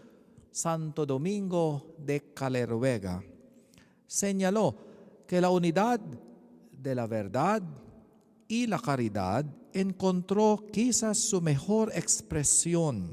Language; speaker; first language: Spanish; non-native, learner; Filipino